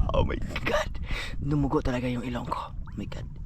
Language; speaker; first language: Filipino; non-native, local second language; Cebuano